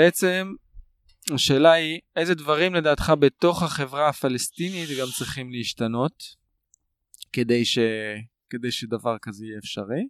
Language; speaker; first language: Hebrew; native; Hebrew